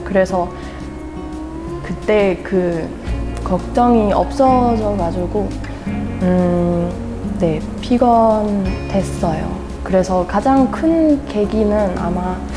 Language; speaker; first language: Korean; non-native, fluent; German